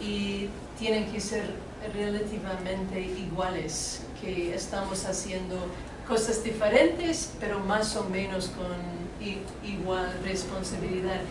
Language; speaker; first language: Spanish; non-native, fluent; English